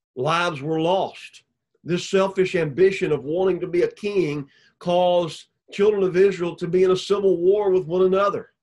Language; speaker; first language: English; native; English